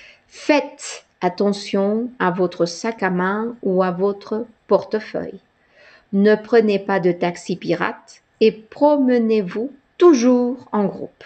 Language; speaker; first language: French; non-native, fluent; Spanish